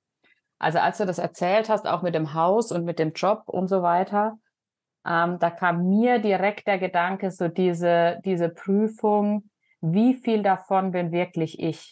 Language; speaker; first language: German; native; German